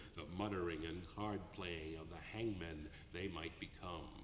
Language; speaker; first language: English; native; English